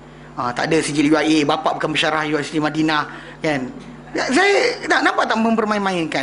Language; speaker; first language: Malay; native; Malay